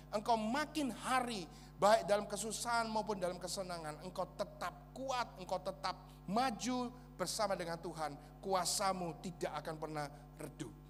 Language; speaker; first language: Indonesian; native; Indonesian